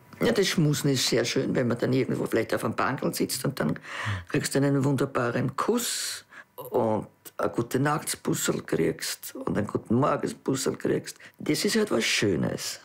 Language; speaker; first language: German; native; German